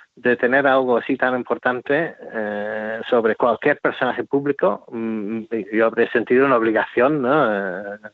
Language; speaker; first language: Spanish; non-native, fluent; English